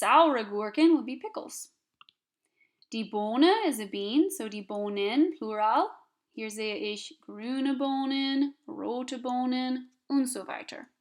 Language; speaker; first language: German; non-native, fluent; English